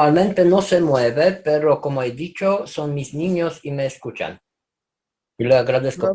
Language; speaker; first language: Spanish; non-native, fluent; Romanian